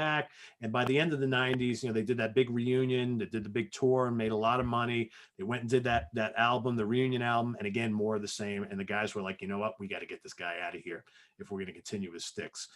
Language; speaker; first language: English; native; English